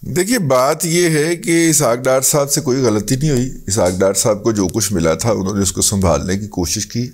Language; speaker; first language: Urdu; non-native, local second language; Punjabi